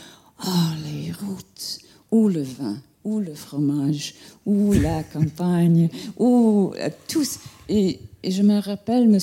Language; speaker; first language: French; non-native, fluent; English